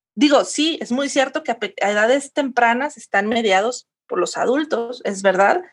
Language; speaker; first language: Spanish; native; Spanish